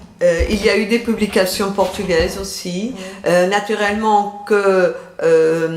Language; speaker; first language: French; non-native, fluent; Portuguese